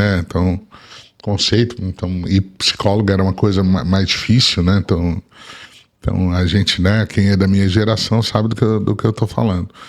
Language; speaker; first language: Portuguese; early bilingual, other home language; Arabic